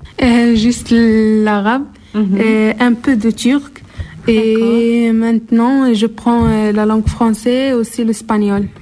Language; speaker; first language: French; non-native, learner; Arabic